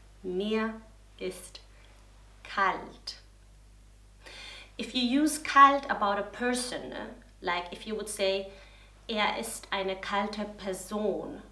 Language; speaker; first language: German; non-native, fluent; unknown